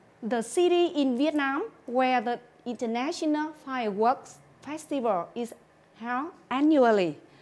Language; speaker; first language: English; non-native, fluent; Vietnamese